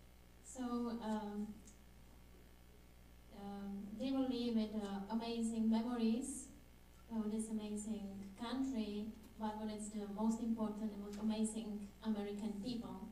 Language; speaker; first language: English; non-native, fluent; Czech